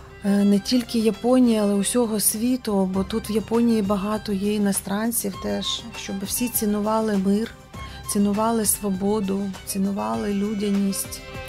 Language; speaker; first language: Ukrainian; non-native, local second language; Russian